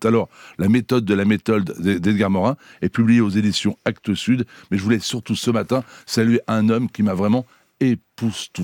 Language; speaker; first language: French; native; French